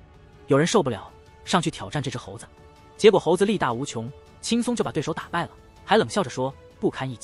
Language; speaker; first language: Chinese; native; Chinese